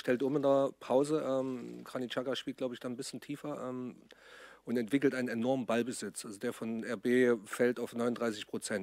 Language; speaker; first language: German; native; German